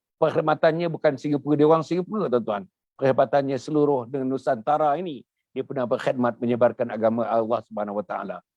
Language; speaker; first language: Malay; native; Malay